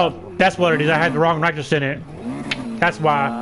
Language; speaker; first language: English; native; English